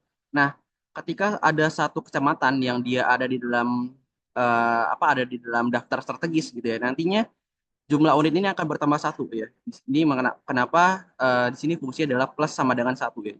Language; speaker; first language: Indonesian; native; Indonesian